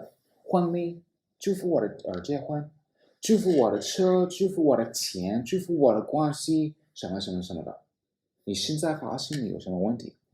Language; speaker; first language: Chinese; non-native, fluent; English